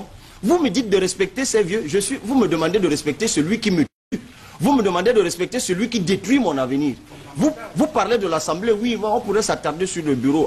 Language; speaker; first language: French; non-native, local second language; Basaa